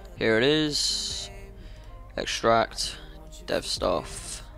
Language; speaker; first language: English; native; English